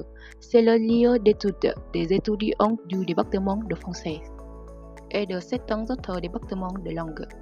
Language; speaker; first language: French; non-native, learner; Vietnamese